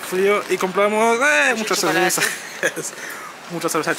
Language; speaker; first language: Spanish; non-native, learner; Haitian Creole